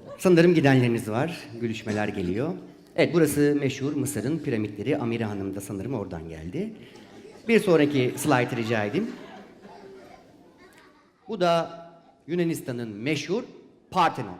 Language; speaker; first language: Turkish; native; Turkish